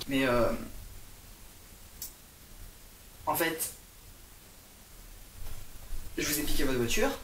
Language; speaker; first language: French; native; French